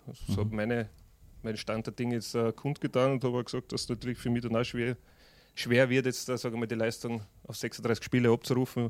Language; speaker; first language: German; native; German